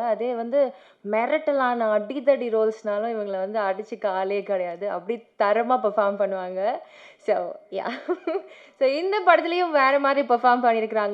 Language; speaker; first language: Tamil; native; Tamil